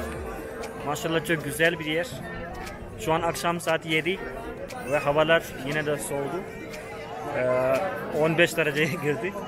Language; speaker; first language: Turkish; non-native, fluent; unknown